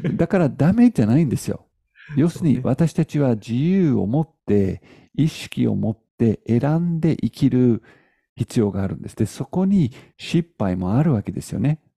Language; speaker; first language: Japanese; non-native, fluent; English